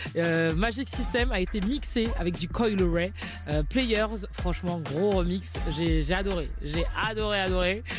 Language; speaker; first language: French; native; French